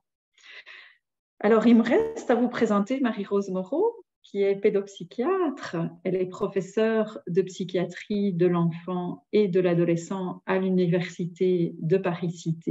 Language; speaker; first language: French; native; French